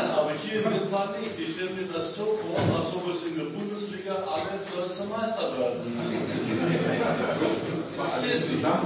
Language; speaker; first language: German; non-native, fluent; Greek